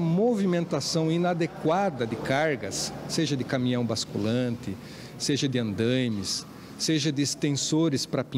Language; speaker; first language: Portuguese; native; Portuguese